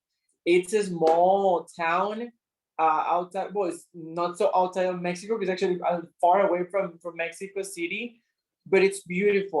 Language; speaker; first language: English; non-native, fluent; Spanish